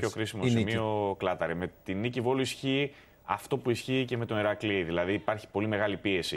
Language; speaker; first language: Greek; native; Greek